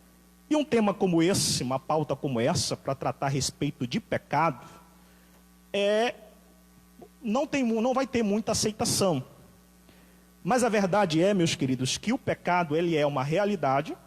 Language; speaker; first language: Portuguese; native; Portuguese